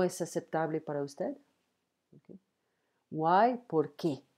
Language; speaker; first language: Spanish; non-native, learner; French